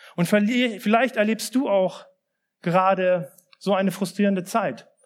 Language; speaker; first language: German; early bilingual, other home language; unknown